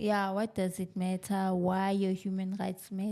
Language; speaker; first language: English; non-native, local second language; Zulu